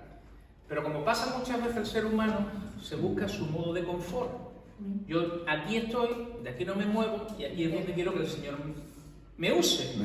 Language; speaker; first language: Spanish; native; Spanish